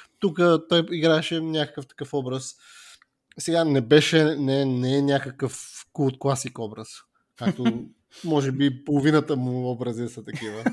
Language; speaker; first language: Bulgarian; native; Bulgarian